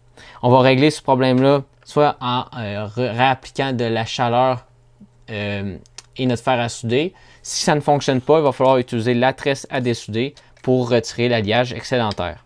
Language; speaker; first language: French; native; French